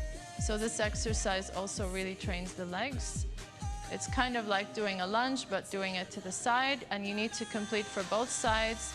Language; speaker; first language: English; non-native, local second language; Arabic